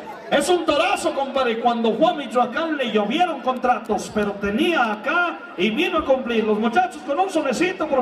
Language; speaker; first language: Spanish; native; Spanish